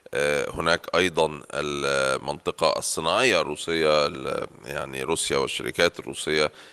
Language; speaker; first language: Arabic; native; Arabic